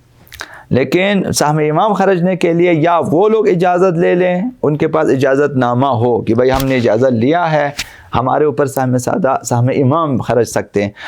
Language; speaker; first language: Urdu; non-native, local second language; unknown